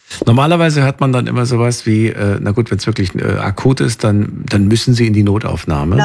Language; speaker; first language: German; native; German